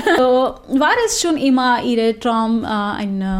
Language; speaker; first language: German; non-native, fluent; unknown